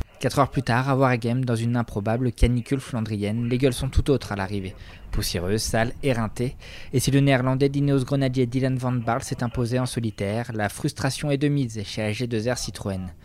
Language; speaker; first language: French; native; French